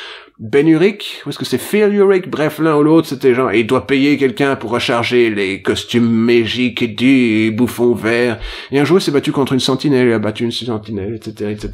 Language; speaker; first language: French; native; French